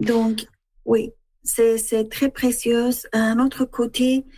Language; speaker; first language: French; non-native, learner; Persian